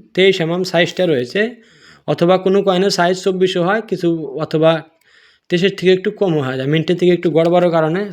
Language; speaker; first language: Bangla; non-native, local second language; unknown